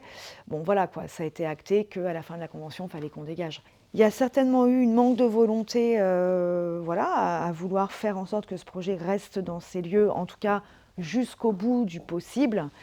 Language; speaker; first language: French; native; French